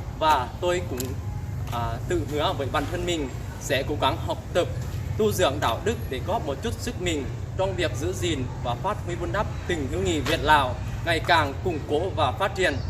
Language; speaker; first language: Vietnamese; non-native, fluent; Lao